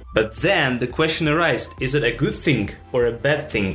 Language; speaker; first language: English; non-native, fluent; Russian